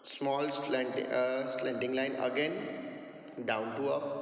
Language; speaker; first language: English; non-native, local second language; Gujarati